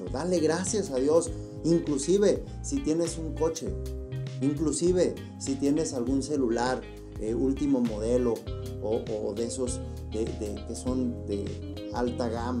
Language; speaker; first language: Spanish; native; Spanish